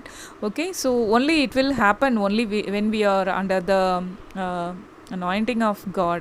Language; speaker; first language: English; non-native, local second language; Tamil